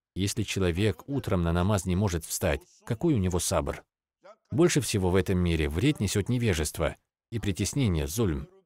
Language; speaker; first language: Russian; non-native, local second language; Avaric